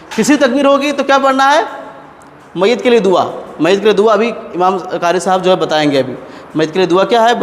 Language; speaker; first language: Urdu; native; Urdu